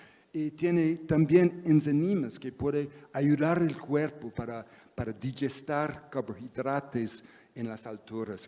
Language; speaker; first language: Spanish; non-native, fluent; English